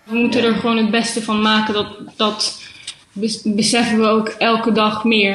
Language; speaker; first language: Dutch; early bilingual, heritage; Dutch